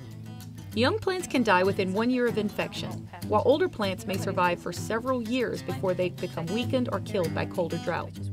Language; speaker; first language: English; native; English